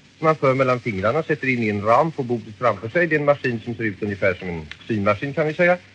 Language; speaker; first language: Swedish; native; Swedish